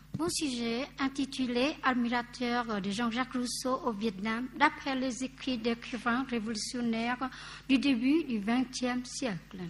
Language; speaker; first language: French; non-native, fluent; Vietnamese